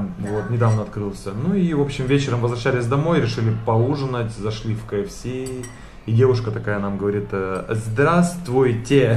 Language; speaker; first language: Russian; native; Russian